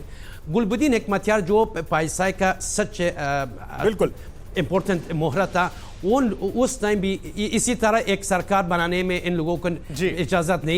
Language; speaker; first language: Hindi; non-native, learner; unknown